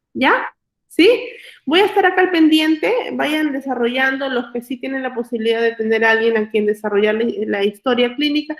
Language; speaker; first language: Spanish; native; Spanish